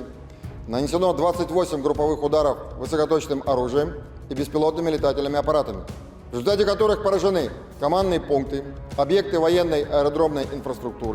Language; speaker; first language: Russian; native; Russian